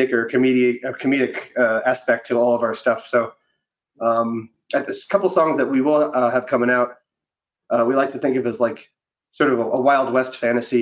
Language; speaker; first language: English; native; English